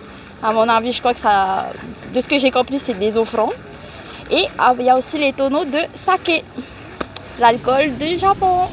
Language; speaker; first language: French; native; French